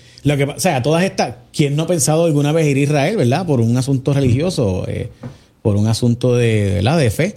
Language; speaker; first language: Spanish; native; Spanish